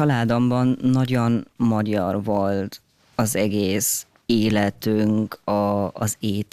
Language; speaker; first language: Hungarian; non-native, fluent; German